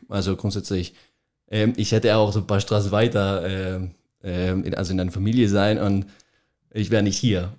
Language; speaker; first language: German; non-native, fluent; Spanish